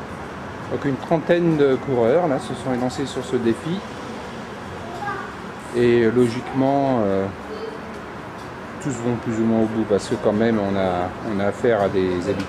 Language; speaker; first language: French; native; French